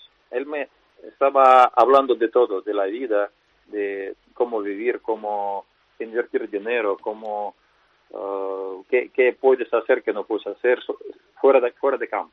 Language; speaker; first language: Spanish; non-native, fluent; Russian